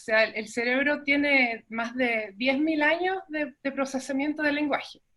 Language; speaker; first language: Spanish; native; Spanish